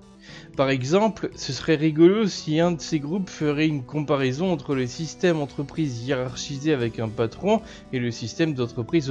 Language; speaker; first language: French; native; French